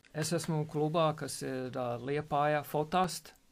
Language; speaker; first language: Latvian; non-native, fluent; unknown